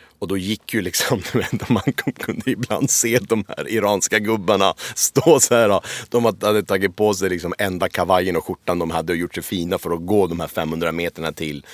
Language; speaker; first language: Swedish; early bilingual, other home language; Persian